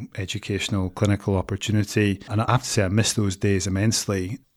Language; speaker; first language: English; native; English